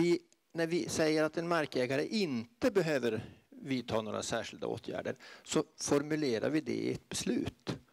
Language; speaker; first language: Swedish; native; Swedish